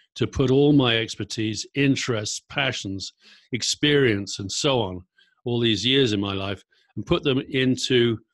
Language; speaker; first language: English; native; English